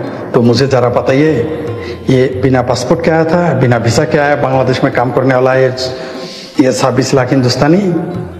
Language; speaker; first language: Hindi; non-native, fluent; Bangla